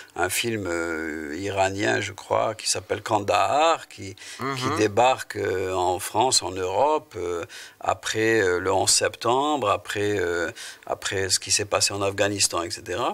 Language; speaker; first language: French; non-native, local second language; Arabic